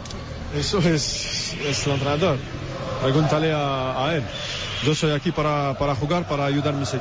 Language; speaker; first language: Spanish; non-native, learner; French